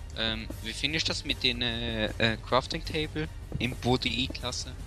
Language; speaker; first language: German; native; German